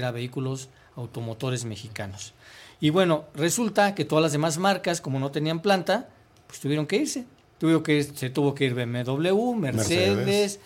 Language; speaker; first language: Spanish; native; Spanish